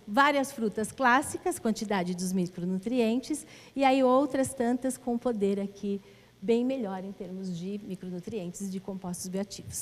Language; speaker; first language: Portuguese; native; Portuguese